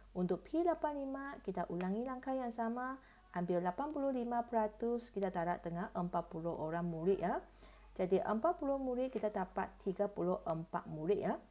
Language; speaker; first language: Malay; non-native, local second language; Chinese